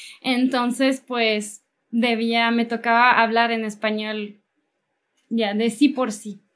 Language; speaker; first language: Spanish; non-native, fluent; French